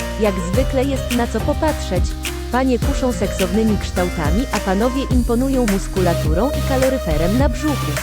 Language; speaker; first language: Polish; native; Polish